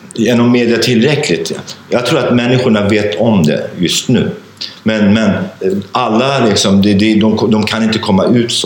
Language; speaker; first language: Swedish; non-native, fluent; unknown